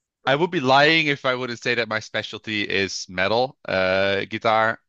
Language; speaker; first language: English; non-native, fluent; Dutch